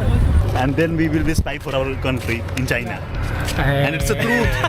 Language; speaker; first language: English; non-native, local second language; Hindi